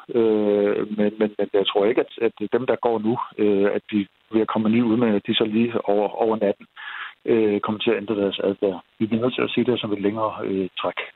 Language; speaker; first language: Danish; native; Danish